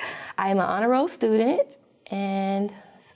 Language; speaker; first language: English; native; English